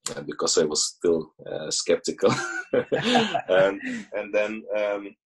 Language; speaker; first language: English; early bilingual, other home language; Russian